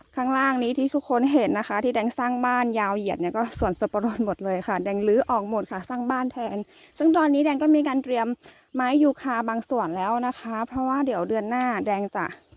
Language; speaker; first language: Thai; non-native, local second language; S'gaw Karen